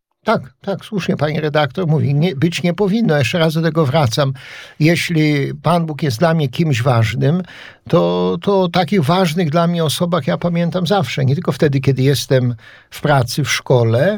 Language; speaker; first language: Polish; native; Polish